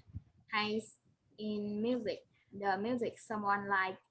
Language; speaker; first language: English; non-native, learner; Vietnamese